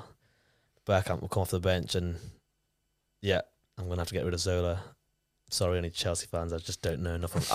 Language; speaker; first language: English; native; English